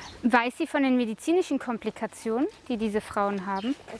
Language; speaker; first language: German; native; German